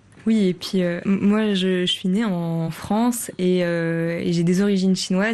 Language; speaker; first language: French; early bilingual, other home language; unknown